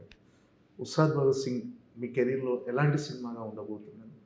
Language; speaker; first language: Telugu; native; Telugu